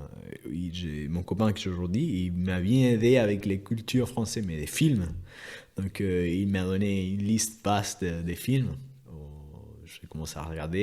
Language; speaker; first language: French; non-native, fluent; Spanish